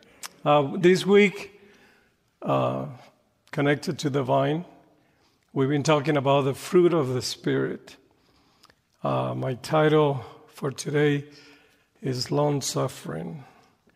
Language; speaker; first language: English; non-native, fluent; Spanish